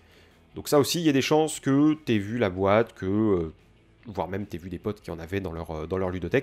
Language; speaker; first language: French; native; French